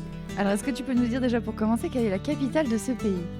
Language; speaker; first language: French; native; French